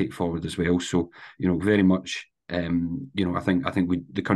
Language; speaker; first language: English; native; English